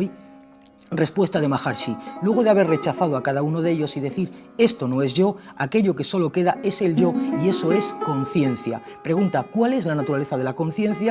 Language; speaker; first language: Spanish; native; Spanish